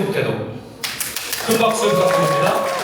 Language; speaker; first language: Korean; native; Korean